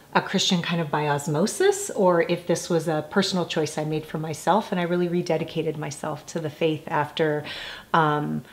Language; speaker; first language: English; native; English